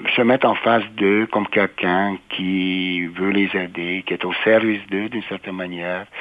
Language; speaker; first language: French; non-native, fluent; Hungarian